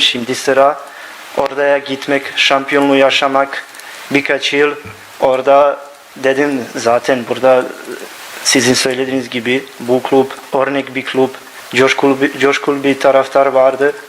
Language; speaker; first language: Turkish; non-native, learner; Bosnian